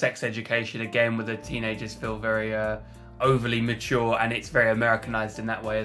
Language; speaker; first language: English; native; English